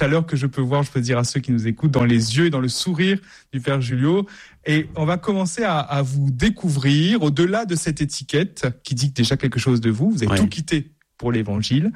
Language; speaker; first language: French; native; French